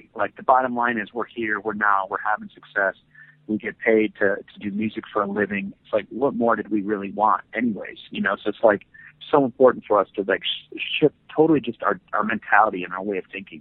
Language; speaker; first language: English; native; English